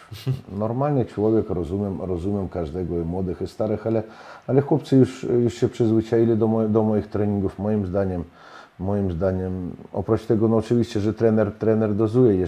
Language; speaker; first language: Polish; non-native, fluent; Russian